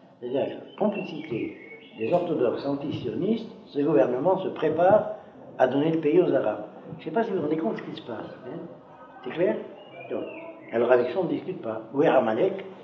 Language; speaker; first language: French; native; French